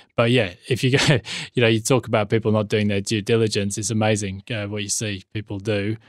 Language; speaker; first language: English; native; English